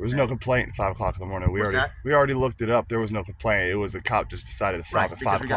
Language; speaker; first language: English; native; English